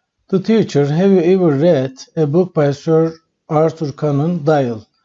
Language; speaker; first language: English; non-native, fluent; Turkish